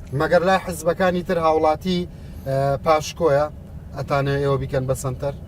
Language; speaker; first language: Central Kurdish; native; Central Kurdish